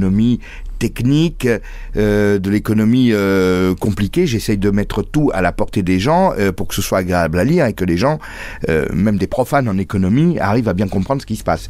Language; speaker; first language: French; native; French